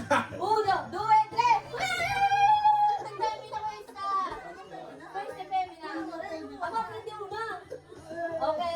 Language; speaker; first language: Italian; non-native, learner; Filipino